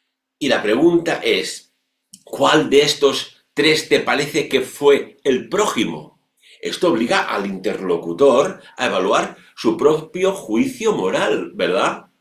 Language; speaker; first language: Spanish; non-native, local second language; Catalan